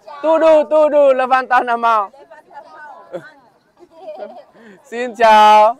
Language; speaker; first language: Portuguese; non-native, learner; Vietnamese